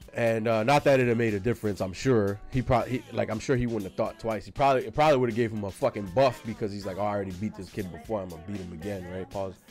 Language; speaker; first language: English; native; English